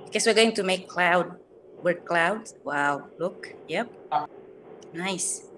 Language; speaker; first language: English; non-native, fluent; Malay